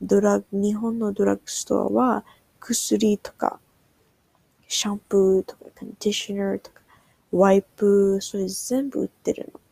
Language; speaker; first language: Japanese; non-native, learner; English